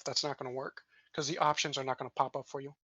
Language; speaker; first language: English; native; English